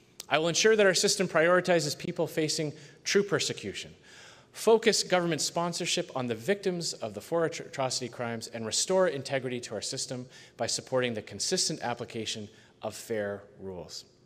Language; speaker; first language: English; native; English